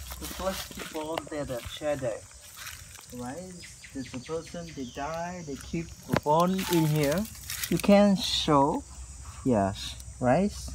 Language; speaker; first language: English; non-native, learner; Khmer